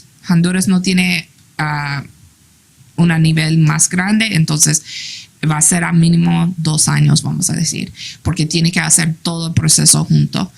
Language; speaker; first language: Spanish; early bilingual, heritage; English